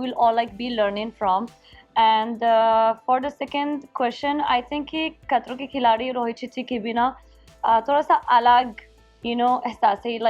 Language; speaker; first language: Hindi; non-native, learner; Arabic